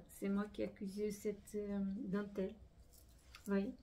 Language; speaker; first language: French; non-native, fluent; Portuguese